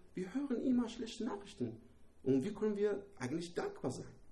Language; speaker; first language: German; non-native, learner; Persian